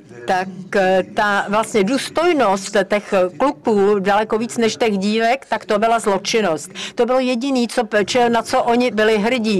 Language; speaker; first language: Czech; native; Czech